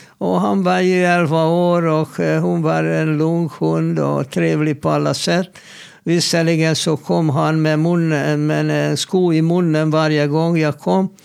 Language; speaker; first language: Swedish; non-native, fluent; Hungarian